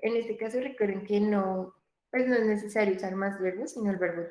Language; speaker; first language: Spanish; native; Spanish